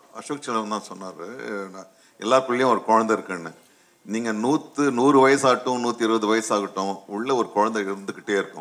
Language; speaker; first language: Tamil; native; Tamil